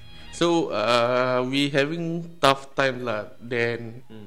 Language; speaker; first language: English; non-native, local second language; Malay